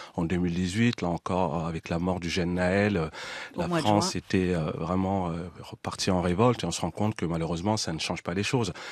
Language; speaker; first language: French; native; French